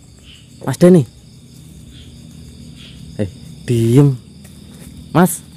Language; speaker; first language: Indonesian; native; Indonesian